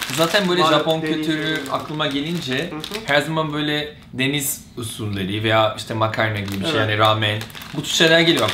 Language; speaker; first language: Turkish; non-native, fluent; Portuguese